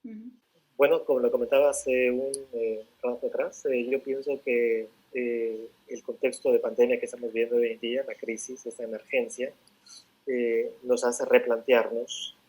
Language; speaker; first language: Spanish; native; Spanish